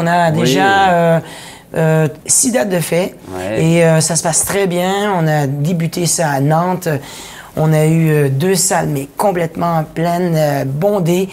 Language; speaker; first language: French; native; French